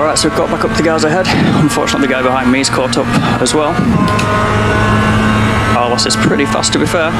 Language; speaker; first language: English; native; English